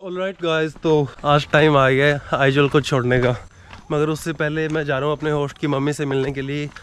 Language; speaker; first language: Hindi; native; Hindi